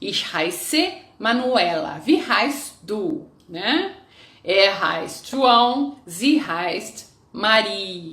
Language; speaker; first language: German; non-native, fluent; Portuguese